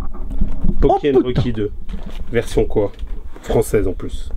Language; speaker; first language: French; native; French